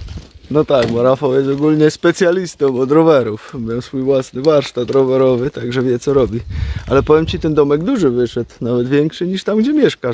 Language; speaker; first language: Polish; native; Polish